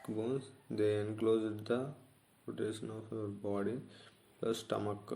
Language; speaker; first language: English; non-native, local second language; Telugu